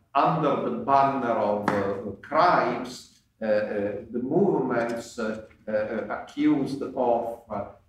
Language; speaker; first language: English; non-native, fluent; Italian